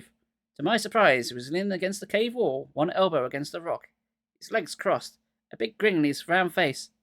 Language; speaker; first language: English; native; English